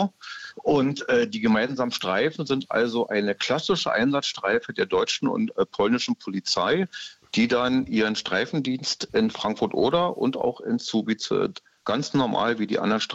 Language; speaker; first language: German; native; German